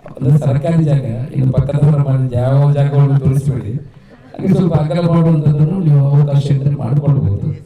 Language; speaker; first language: Kannada; non-native, local second language; Tulu